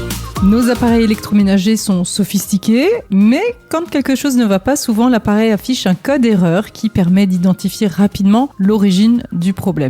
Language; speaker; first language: French; native; French